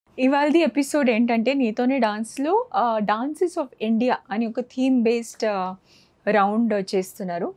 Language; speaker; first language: Telugu; non-native, fluent; Marathi